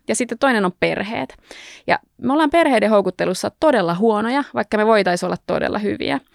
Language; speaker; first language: Finnish; native; Finnish